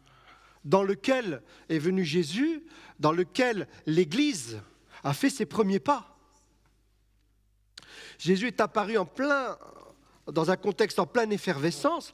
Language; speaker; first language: French; native; French